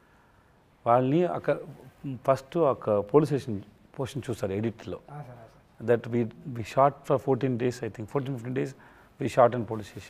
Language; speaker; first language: Telugu; non-native, learner; Tamil